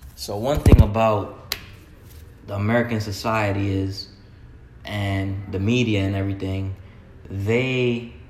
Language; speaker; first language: English; native; English